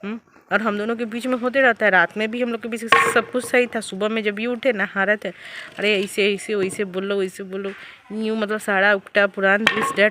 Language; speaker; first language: Hindi; native; Hindi